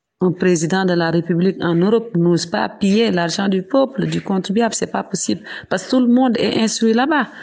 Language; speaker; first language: French; non-native, local second language; Wolof